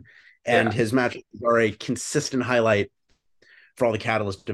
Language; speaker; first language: English; native; English